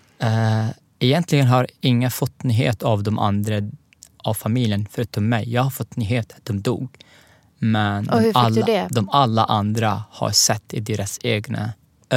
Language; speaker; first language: Swedish; non-native, fluent; Arabic